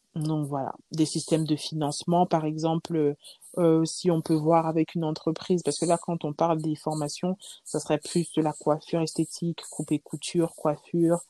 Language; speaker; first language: French; native; French